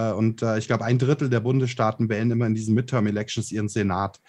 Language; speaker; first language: German; native; German